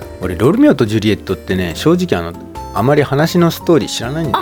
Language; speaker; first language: Japanese; native; Japanese